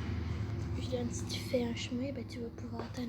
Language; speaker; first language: French; native; French